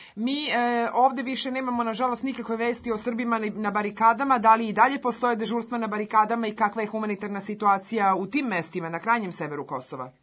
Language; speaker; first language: Serbian; native; Serbian